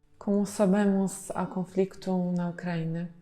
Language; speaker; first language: Portuguese; non-native, fluent; Polish